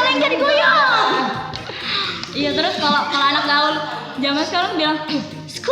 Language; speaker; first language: Malay; native; Malay